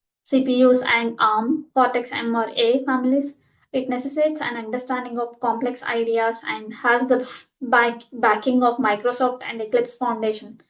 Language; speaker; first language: English; non-native, local second language; Telugu